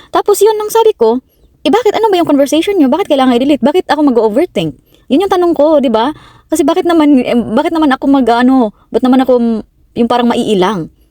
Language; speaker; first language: Filipino; non-native, local second language; Cebuano